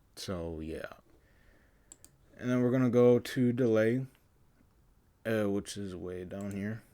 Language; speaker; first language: English; native; English